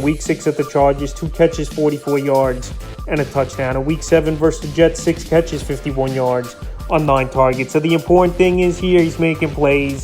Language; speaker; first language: English; native; English